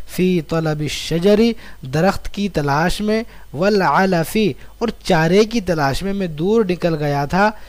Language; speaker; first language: Urdu; native; Urdu